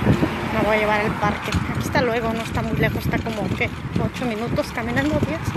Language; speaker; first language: Spanish; native; Spanish